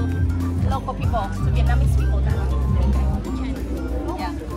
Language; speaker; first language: English; non-native, fluent; Vietnamese